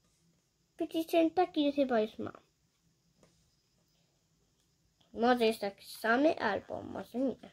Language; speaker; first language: Polish; early bilingual, heritage; English